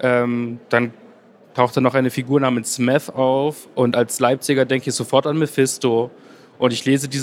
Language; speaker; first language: German; native; German